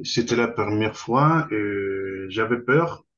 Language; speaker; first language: French; non-native, fluent; Spanish